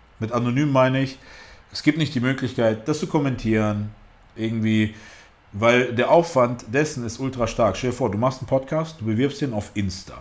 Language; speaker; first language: German; early bilingual, other home language; Russian